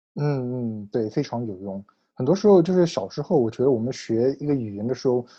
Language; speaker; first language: Chinese; early bilingual, heritage; Chinese